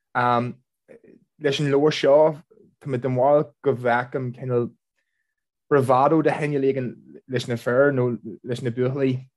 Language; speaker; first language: Irish; non-native, local second language; English